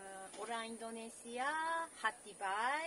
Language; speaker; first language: Indonesian; non-native, learner; Japanese